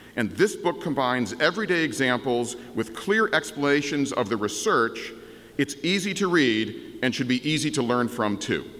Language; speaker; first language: English; native; English